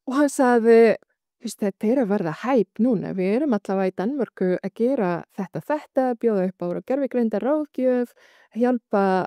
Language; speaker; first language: Icelandic; non-native, fluent; Arabic